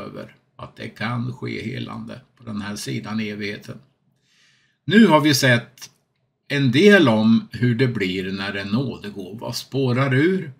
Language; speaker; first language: Swedish; native; Swedish